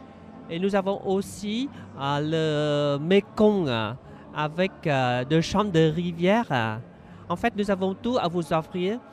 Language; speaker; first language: French; non-native, fluent; Vietnamese